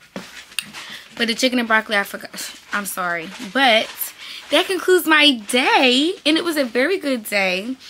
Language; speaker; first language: English; native; English